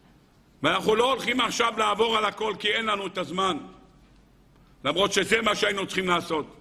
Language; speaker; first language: Hebrew; native; Hebrew